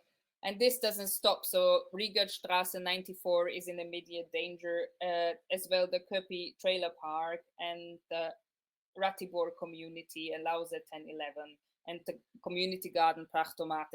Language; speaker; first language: English; non-native, fluent; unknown